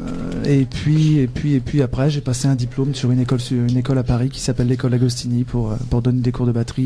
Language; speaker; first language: French; native; French